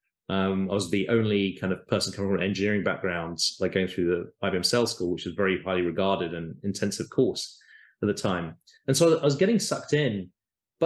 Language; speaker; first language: English; native; English